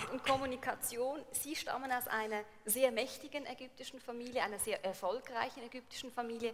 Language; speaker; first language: German; native; German